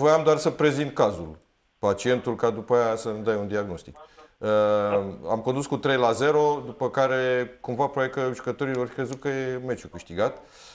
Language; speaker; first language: Romanian; native; Romanian